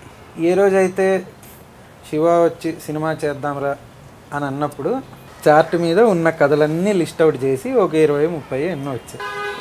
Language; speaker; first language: Telugu; native; Telugu